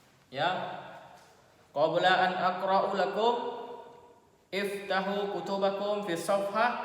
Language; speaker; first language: Arabic; non-native, fluent; Indonesian